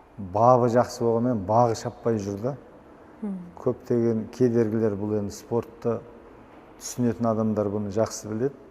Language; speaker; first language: Kazakh; native; Kazakh